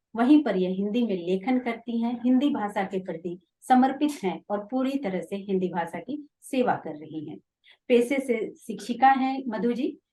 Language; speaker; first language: Hindi; native; Hindi